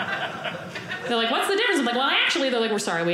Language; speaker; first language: English; native; English